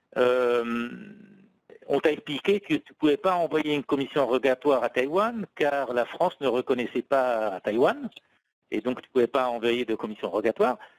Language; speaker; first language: French; native; French